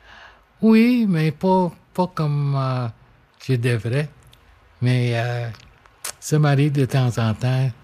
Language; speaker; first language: French; non-native, local second language; English